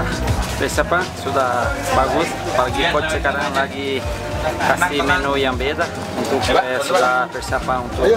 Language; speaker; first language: Indonesian; non-native, fluent; Portuguese